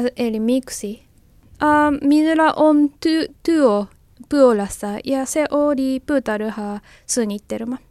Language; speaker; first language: Finnish; non-native, learner; Japanese